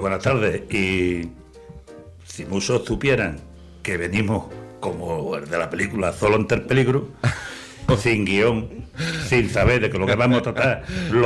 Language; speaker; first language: Spanish; native; Spanish